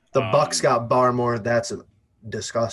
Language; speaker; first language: English; native; English